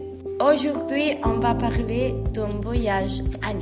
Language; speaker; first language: French; non-native, learner; Italian